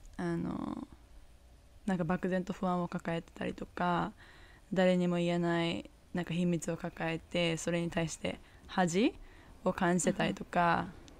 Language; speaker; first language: Japanese; native; Japanese